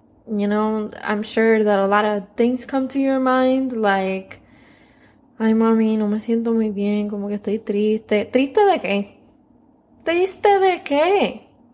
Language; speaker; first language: Spanish; early bilingual, heritage; Spanish